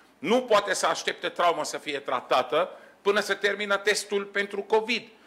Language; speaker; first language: Romanian; non-native, fluent; Arabic